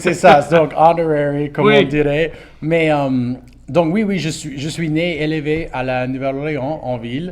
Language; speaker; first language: French; non-native, local second language; English